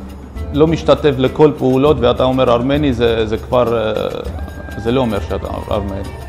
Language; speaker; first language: Hebrew; non-native, local second language; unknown